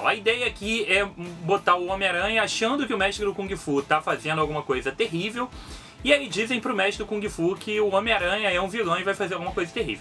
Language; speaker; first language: Portuguese; native; Portuguese